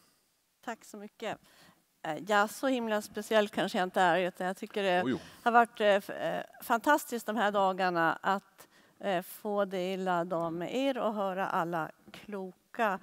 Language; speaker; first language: Swedish; native; Swedish